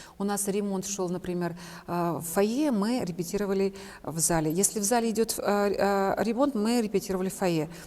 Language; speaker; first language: Russian; non-native, local second language; Chuvash